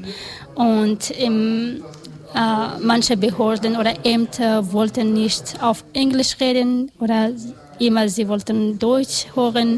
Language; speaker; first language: German; non-native, learner; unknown